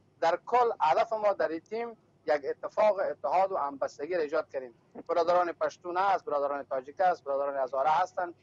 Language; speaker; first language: Persian; native; Persian